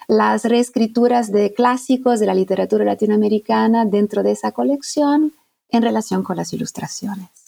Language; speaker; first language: Spanish; non-native, fluent; Italian